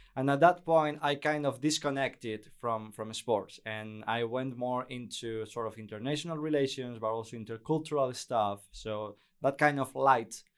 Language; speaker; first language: English; non-native, fluent; Spanish